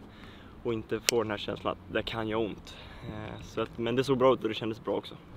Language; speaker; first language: Swedish; native; Swedish